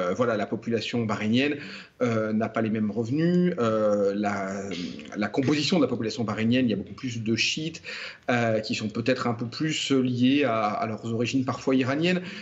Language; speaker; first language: French; native; French